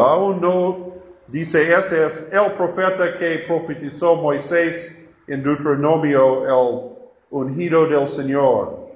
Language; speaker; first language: Spanish; non-native, learner; English